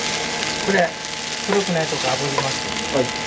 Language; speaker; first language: Japanese; native; Japanese